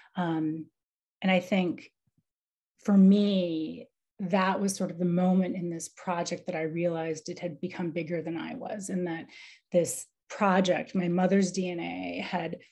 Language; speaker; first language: English; native; English